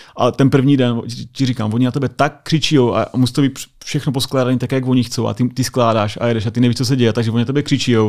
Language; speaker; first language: Czech; native; Czech